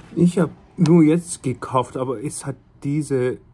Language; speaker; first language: German; non-native, learner; Korean